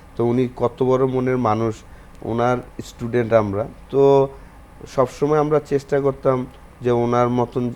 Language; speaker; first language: Bangla; native; Bangla